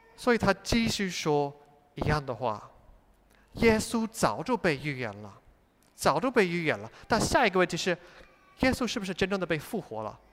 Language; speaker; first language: Chinese; non-native, fluent; English